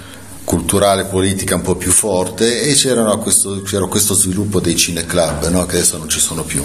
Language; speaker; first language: Italian; native; Italian